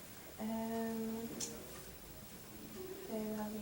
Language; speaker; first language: French; non-native, learner; English